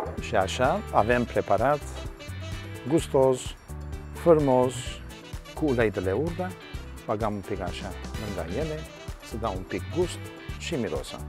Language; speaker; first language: Romanian; non-native, learner; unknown